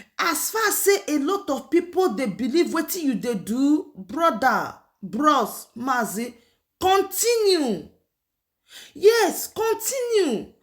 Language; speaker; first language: Nigerian Pidgin; non-native, local second language; Igbo